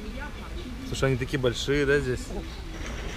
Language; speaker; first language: Russian; native; Russian